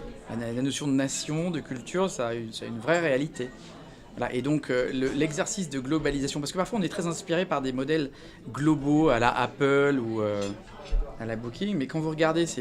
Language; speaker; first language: French; native; French